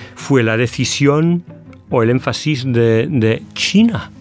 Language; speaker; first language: Spanish; non-native, fluent; English